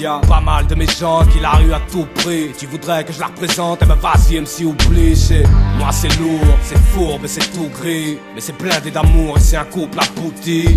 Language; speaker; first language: French; native; French